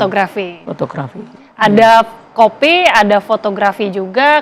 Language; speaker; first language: Malay; native; Malay